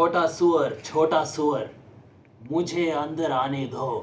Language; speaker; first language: Hindi; non-native, learner; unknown